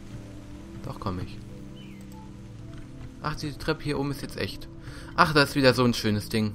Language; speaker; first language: German; native; German